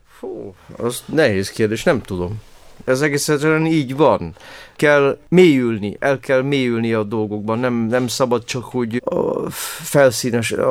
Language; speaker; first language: Hungarian; non-native, fluent; Romany